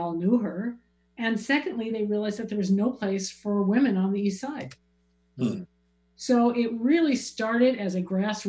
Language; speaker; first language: English; native; English